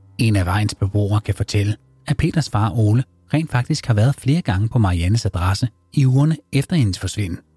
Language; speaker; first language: Danish; native; Danish